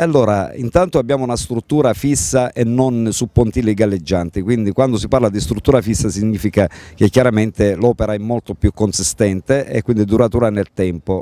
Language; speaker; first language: Italian; native; Italian